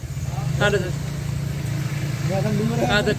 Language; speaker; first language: English; native; English